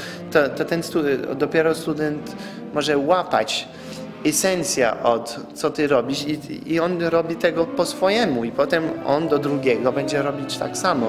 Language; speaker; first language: Polish; non-native, fluent; French